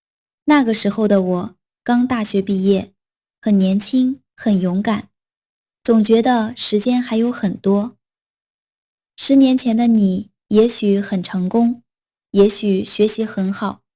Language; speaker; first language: Chinese; non-native, fluent; Vietnamese